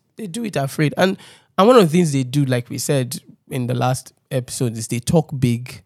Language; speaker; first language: English; non-native, local second language; Yoruba